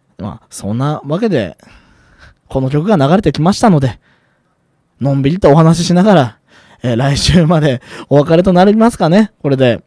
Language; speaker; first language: Japanese; native; Japanese